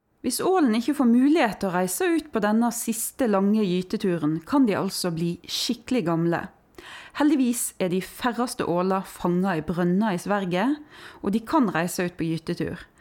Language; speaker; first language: Norwegian; native; Norwegian